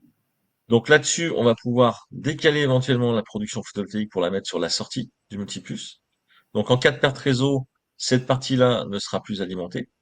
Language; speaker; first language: French; native; French